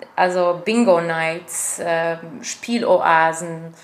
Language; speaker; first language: German; non-native, fluent; Arabic